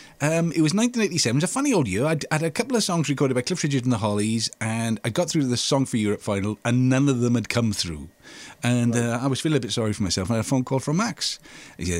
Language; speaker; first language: English; native; English